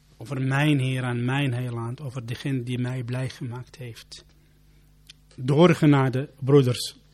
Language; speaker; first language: Dutch; non-native, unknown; Arabic